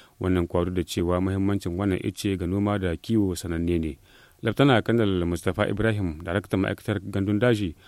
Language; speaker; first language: Hausa; native; Hausa